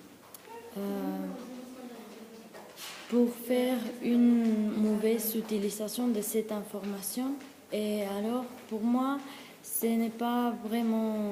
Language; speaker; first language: French; non-native, learner; Spanish